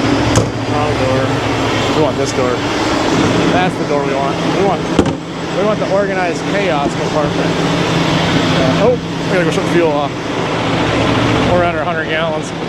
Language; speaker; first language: English; native; English